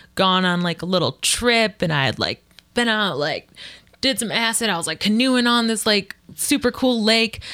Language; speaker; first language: English; native; English